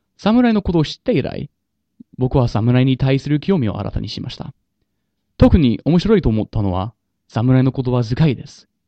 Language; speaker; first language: Japanese; non-native, learner; English